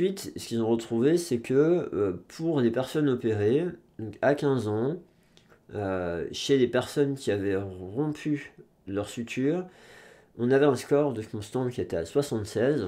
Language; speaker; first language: French; native; French